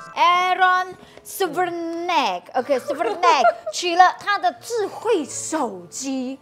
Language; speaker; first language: Chinese; native; Chinese